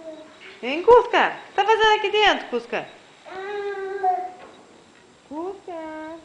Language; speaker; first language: Portuguese; native; Portuguese